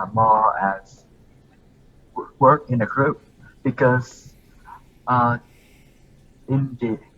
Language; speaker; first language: English; non-native, learner; Vietnamese